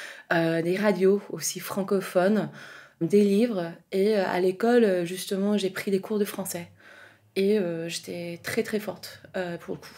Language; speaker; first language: French; non-native, fluent; English